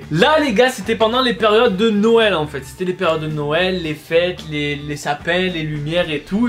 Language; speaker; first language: French; native; French